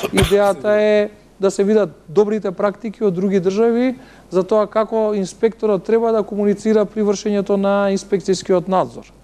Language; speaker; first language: Macedonian; native; Macedonian